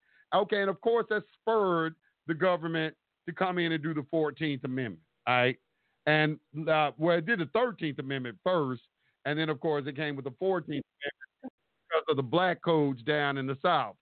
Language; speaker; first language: English; native; English